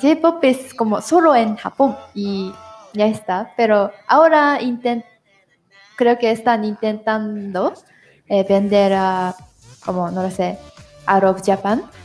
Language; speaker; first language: Spanish; non-native, learner; Japanese